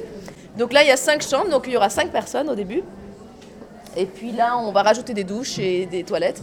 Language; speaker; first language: French; native; French